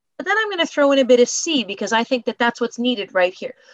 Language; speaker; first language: English; native; English